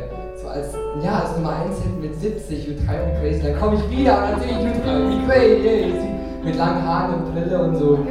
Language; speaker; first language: German; native; German